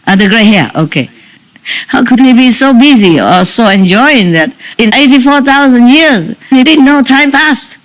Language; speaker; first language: English; non-native, fluent; Vietnamese